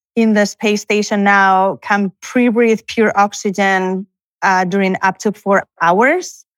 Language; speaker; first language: English; non-native, fluent; Spanish